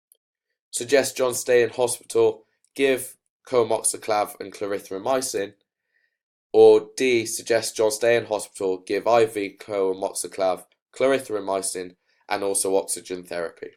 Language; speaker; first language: English; native; English